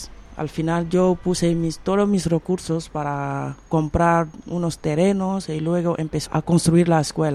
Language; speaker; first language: Spanish; non-native, fluent; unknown